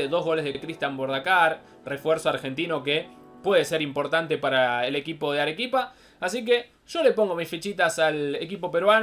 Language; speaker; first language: Spanish; native; Spanish